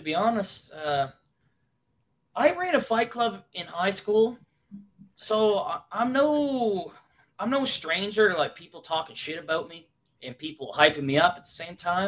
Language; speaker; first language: English; native; English